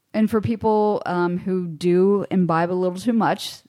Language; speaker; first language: English; native; English